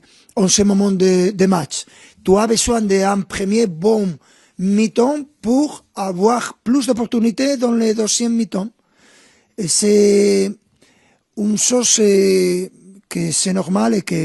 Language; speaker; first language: French; non-native, fluent; Spanish